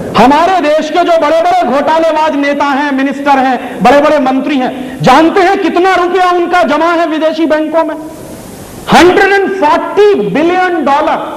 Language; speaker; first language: Hindi; native; Hindi